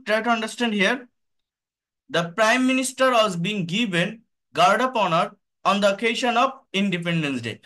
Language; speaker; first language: English; non-native, local second language; Bangla